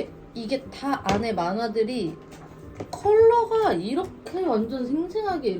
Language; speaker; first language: Korean; native; Korean